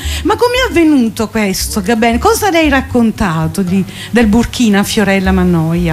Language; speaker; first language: Italian; native; Italian